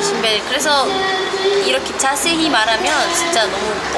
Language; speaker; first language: Korean; non-native, local second language; Arabic